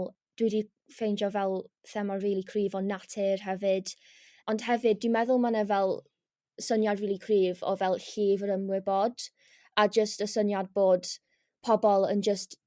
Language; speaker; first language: Welsh; non-native, local second language; English